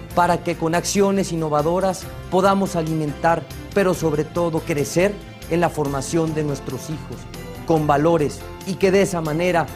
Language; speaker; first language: Spanish; native; Spanish